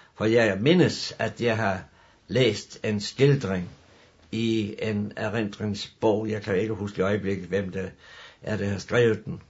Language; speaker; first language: Danish; native; Danish